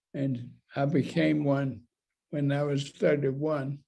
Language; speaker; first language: English; native; English